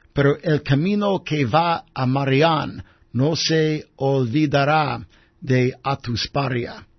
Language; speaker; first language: Spanish; non-native, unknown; English